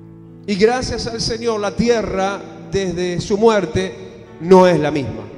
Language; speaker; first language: Spanish; native; Spanish